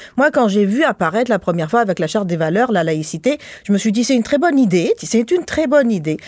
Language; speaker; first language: French; non-native, local second language; Arabic